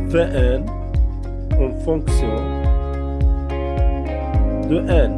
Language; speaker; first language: French; non-native, local second language; Arabic